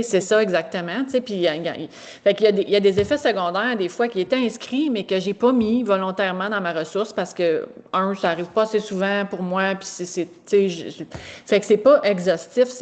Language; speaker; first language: French; native; French